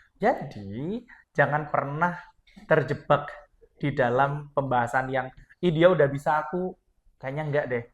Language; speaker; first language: Indonesian; non-native, local second language; Madurese